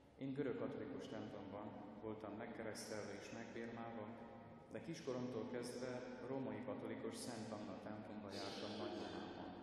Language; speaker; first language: Hungarian; non-native, fluent; Ukrainian